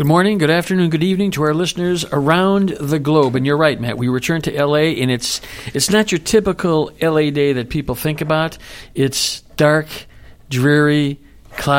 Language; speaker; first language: English; native; English